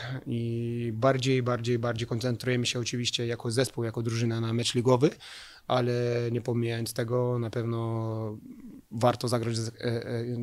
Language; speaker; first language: Polish; non-native, fluent; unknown